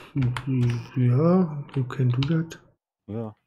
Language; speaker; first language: English; non-native, fluent; German